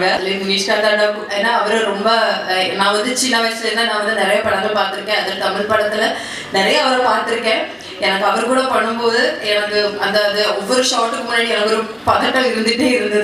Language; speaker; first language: Tamil; non-native, learner; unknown